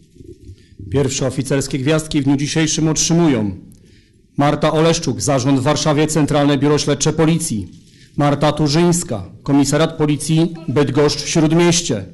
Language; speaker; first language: Polish; native; Polish